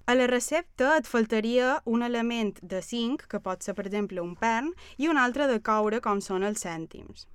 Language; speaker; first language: Catalan; native; Catalan